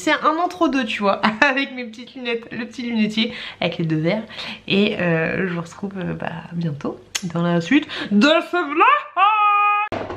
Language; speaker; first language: French; native; French